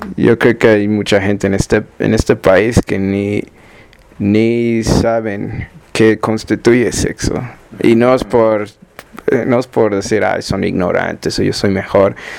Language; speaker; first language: Spanish; non-native, learner; English